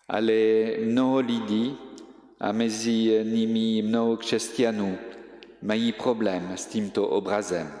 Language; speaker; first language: Czech; non-native, fluent; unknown